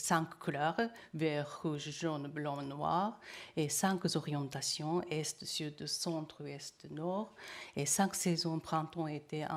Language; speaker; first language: French; non-native, learner; Japanese